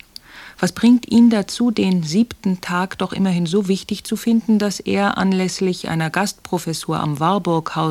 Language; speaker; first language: German; native; German